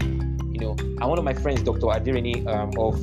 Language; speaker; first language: English; non-native, local second language; Igbo